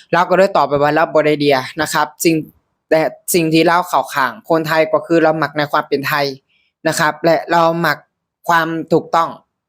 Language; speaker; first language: Thai; native; Thai